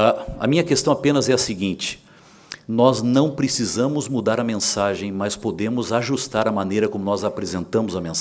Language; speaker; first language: Portuguese; native; Portuguese